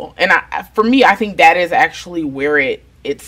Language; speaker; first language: English; native; English